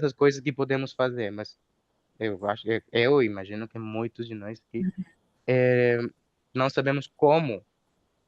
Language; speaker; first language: Portuguese; non-native, fluent; Spanish